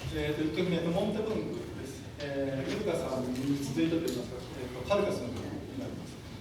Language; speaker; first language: Japanese; native; Japanese